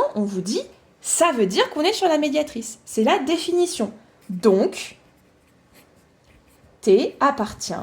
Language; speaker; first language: French; native; French